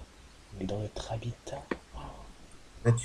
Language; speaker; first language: French; native; French